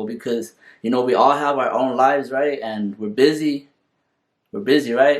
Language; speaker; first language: English; native; English